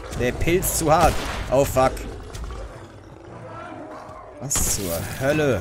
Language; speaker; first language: German; native; German